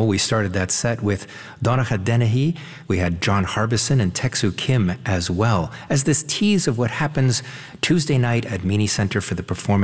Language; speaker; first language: English; native; English